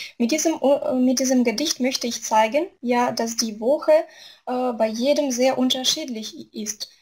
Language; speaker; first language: German; non-native, fluent; Russian